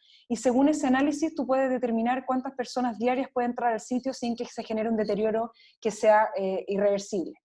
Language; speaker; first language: Spanish; native; Spanish